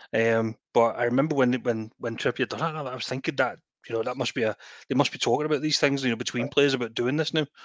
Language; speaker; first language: English; native; English